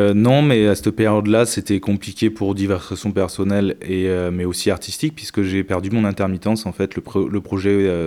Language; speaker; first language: French; native; French